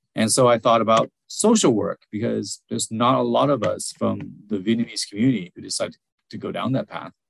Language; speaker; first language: English; early bilingual, other home language; Vietnamese